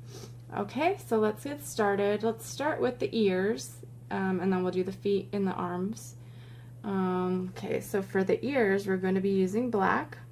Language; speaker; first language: English; native; English